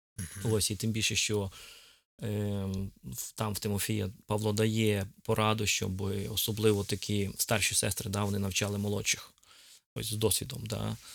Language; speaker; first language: Ukrainian; native; Ukrainian